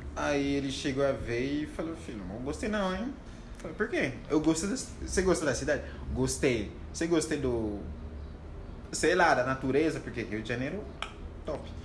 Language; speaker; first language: Portuguese; non-native, fluent; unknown